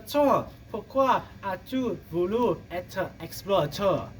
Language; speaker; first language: French; non-native, learner; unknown